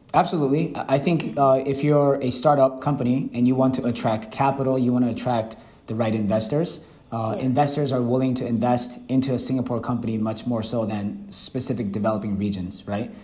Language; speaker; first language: English; early bilingual, other home language; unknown